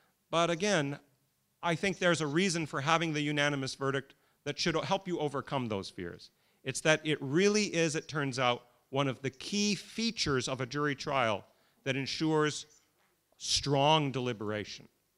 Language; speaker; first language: English; native; English